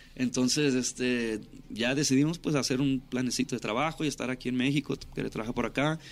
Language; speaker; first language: Spanish; native; Spanish